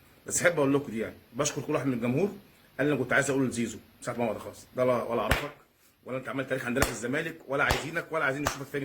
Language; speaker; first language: Arabic; native; Arabic